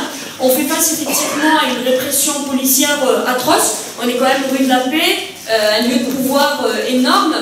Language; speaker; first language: French; native; French